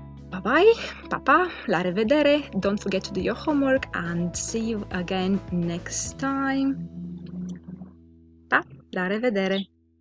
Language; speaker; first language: English; non-native, fluent; Romanian